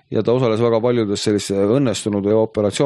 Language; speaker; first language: Estonian; non-native, fluent; Russian